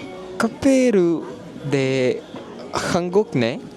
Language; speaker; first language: Korean; non-native, learner; Filipino